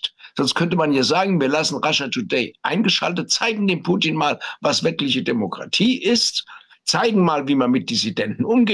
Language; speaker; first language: German; native; German